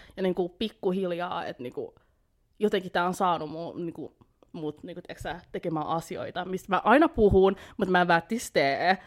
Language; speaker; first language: Finnish; early bilingual, heritage; Finnish